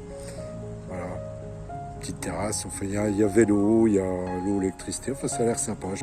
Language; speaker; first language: French; native; French